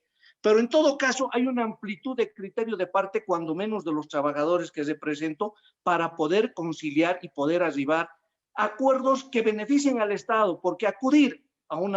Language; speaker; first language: Spanish; native; Spanish